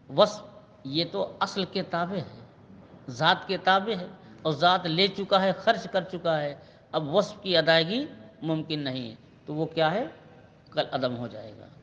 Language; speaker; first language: Urdu; native; Urdu